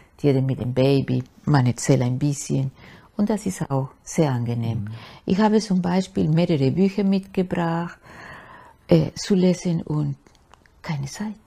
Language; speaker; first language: German; non-native, fluent; Spanish